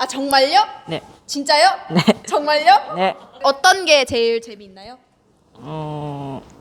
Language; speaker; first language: Korean; non-native, fluent; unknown